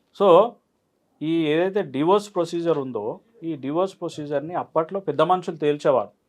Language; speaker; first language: Telugu; native; Telugu